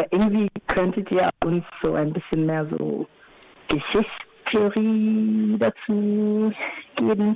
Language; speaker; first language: German; non-native, fluent; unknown